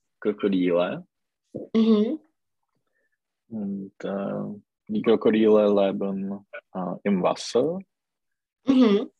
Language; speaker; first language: German; non-native, learner; Czech